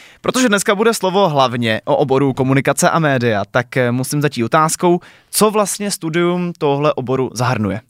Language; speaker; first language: Czech; native; Czech